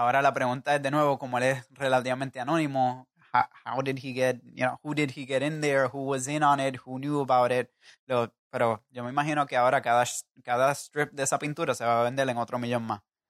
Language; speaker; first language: Spanish; native; Spanish